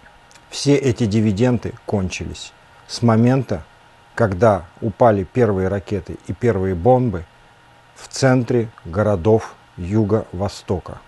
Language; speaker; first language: Russian; native; Russian